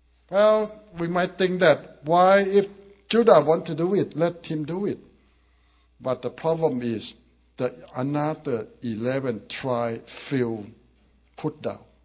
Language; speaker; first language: English; non-native, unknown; Thai